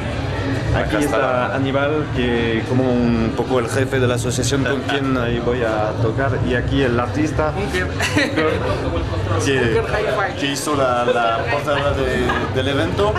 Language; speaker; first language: Spanish; non-native, fluent; French